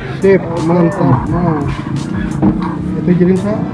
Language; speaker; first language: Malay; non-native, local second language; Sundanese